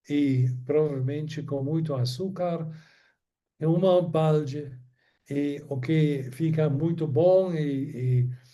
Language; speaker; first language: Portuguese; non-native, fluent; German